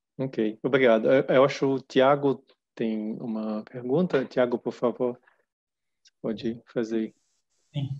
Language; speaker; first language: Portuguese; non-native, fluent; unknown